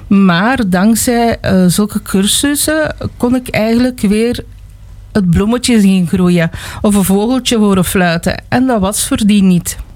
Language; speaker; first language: Dutch; native; Dutch